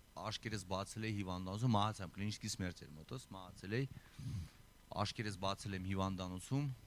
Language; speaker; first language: Armenian; early bilingual, heritage; Armenian